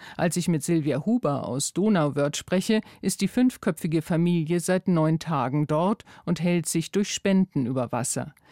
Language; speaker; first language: German; native; German